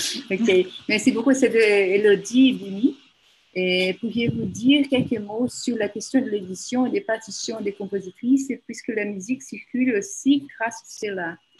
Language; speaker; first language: French; non-native, fluent; Portuguese